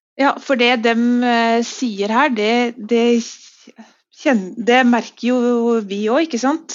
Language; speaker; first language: Norwegian; native; Norwegian